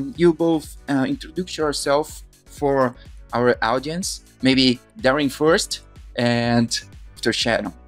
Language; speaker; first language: English; non-native, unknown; Portuguese